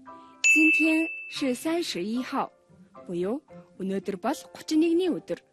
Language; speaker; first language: Chinese; non-native, fluent; Mongolian